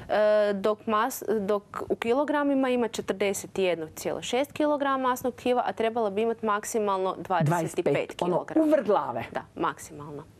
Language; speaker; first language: Croatian; native; Croatian